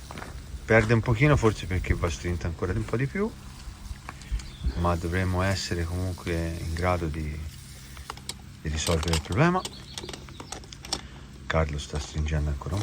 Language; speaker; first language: Italian; native; Italian